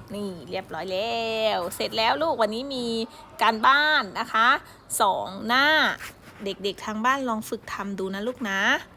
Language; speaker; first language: Thai; native; Thai